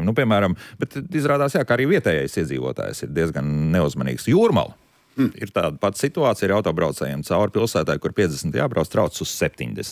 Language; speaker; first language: Latvian; native; Latvian